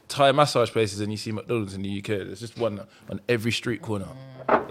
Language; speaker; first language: English; native; English